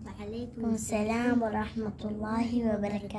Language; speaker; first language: Arabic; non-native, learner; Somali